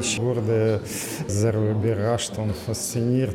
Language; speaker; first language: German; non-native, learner; Russian